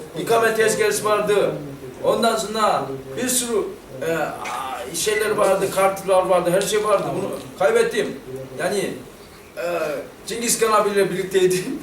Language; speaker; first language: Turkish; non-native, fluent; Korean